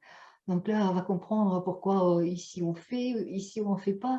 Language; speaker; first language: French; non-native, fluent; Russian